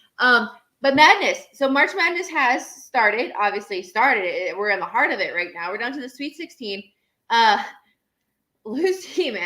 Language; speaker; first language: English; native; English